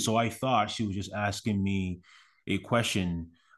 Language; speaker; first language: English; early bilingual, other home language; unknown